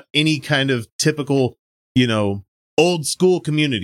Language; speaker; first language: English; native; English